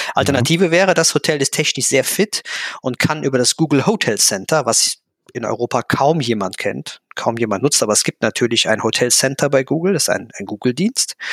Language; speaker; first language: German; native; German